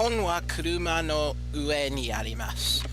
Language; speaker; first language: Japanese; non-native, learner; English